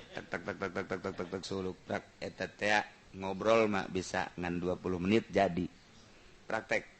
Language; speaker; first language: Sundanese; native; Sundanese